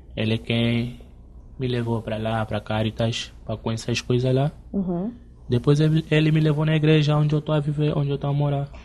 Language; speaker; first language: Portuguese; non-native, learner; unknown